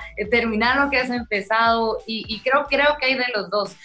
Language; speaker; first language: Spanish; native; Spanish